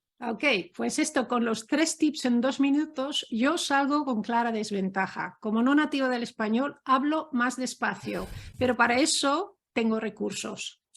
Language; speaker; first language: Spanish; non-native, fluent; Dutch